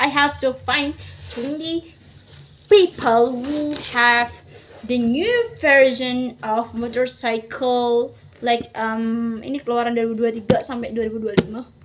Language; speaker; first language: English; non-native, learner; Indonesian